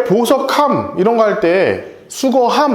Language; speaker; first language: Korean; native; Korean